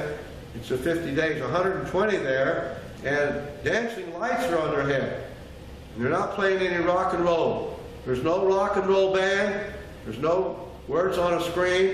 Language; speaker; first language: English; native; English